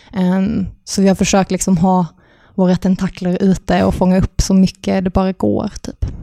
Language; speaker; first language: Swedish; native; Swedish